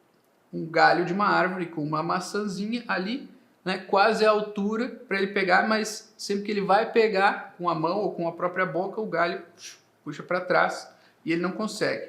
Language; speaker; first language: Portuguese; native; Portuguese